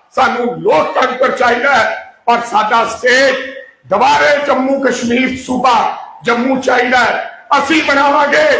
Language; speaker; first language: Hindi; non-native, local second language; Punjabi